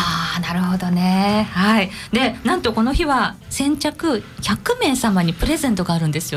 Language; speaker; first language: Japanese; native; Japanese